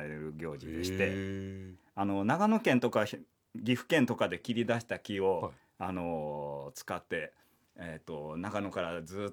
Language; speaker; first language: Japanese; native; Japanese